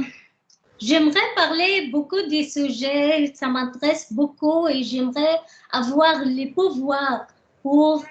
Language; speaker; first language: French; non-native, learner; Arabic